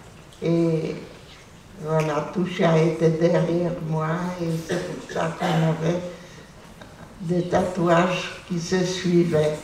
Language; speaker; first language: French; non-native, fluent; Polish